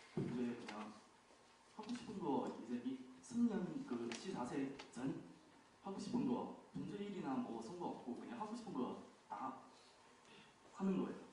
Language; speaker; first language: Korean; non-native, learner; Chinese